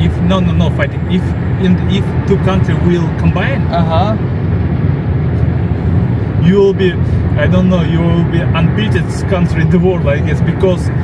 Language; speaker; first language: English; non-native, fluent; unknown